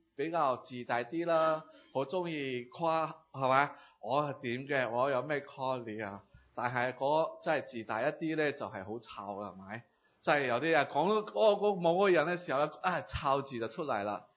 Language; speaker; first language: Cantonese; native; Cantonese